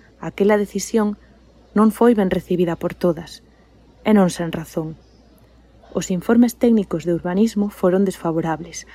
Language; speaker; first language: Galician; native; Galician